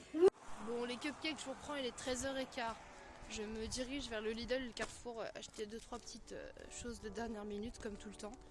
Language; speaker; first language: French; native; French